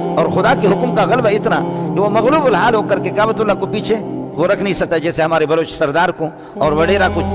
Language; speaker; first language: Urdu; non-native, local second language; Baluchi